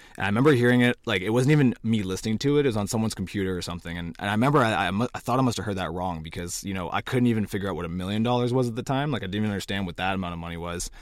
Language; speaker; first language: English; native; English